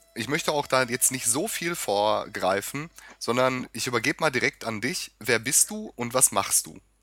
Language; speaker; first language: German; native; German